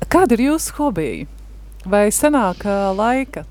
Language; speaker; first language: Latvian; native; Latvian